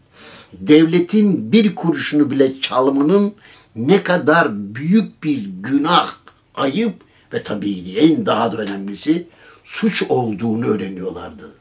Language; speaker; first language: Turkish; native; Turkish